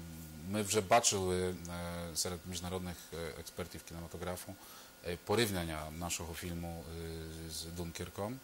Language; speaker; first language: Ukrainian; non-native, fluent; Polish